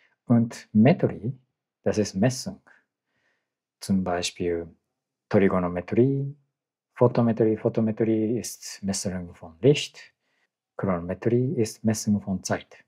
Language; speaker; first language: German; non-native, learner; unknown